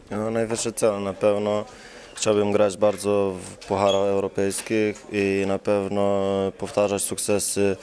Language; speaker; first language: Polish; non-native, fluent; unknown